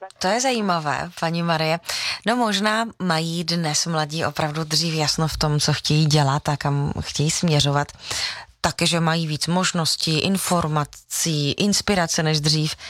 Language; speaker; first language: Czech; native; Czech